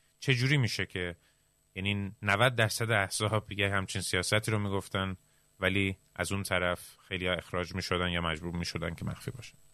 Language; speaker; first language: Persian; early bilingual, heritage; Persian